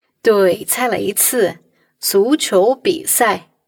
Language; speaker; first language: Chinese; non-native, fluent; Portuguese